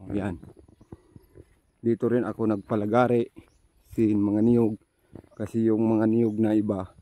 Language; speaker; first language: Filipino; non-native, local second language; Masbatenyo